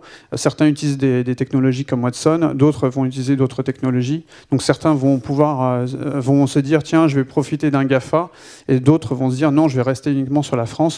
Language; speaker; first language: French; native; French